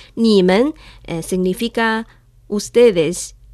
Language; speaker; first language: Spanish; non-native, fluent; Chinese